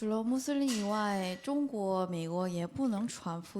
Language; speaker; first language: Chinese; non-native, fluent; Korean